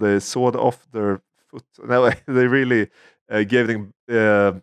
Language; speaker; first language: English; non-native, fluent; Swedish